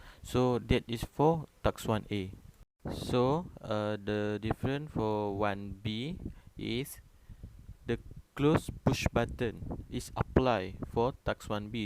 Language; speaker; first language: English; non-native, local second language; Malay